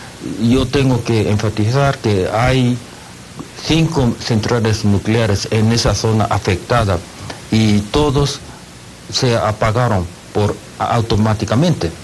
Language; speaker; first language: Spanish; non-native, learner; Japanese